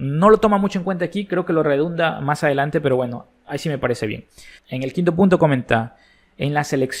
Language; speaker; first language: Spanish; native; Spanish